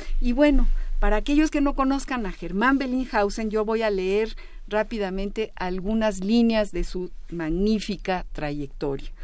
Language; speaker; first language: Spanish; native; Spanish